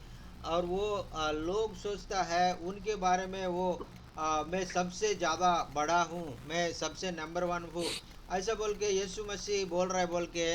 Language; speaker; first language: Hindi; non-native, local second language; Telugu